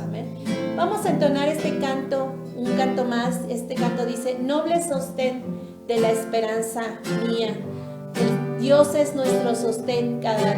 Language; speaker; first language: Spanish; native; Spanish